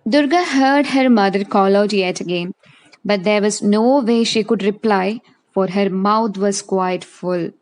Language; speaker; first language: English; non-native, local second language; Malayalam